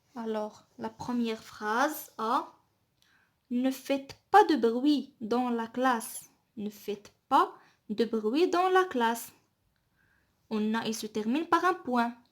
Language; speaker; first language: French; non-native, local second language; Arabic